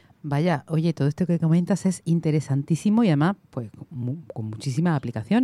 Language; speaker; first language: Spanish; native; Spanish